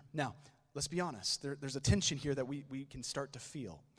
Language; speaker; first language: English; native; English